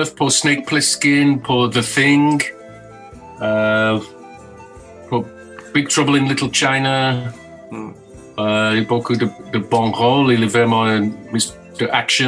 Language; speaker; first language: French; non-native, fluent; English